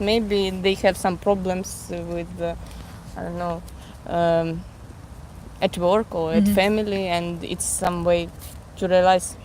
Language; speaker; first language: English; non-native, fluent; Russian